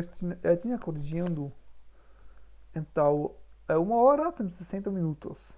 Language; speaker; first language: Portuguese; non-native, learner; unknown